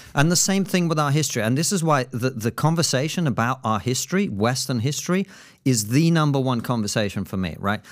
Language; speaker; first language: English; non-native, fluent; Russian